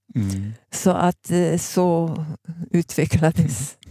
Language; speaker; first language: Swedish; non-native, fluent; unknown